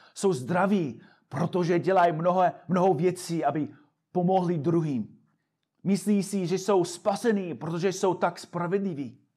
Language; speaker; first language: Czech; non-native, fluent; English